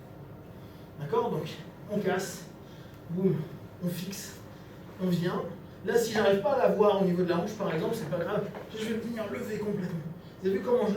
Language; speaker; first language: French; native; French